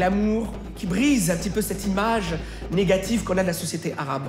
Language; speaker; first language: French; non-native, local second language; Arabic